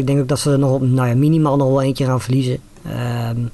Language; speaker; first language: Dutch; native; Dutch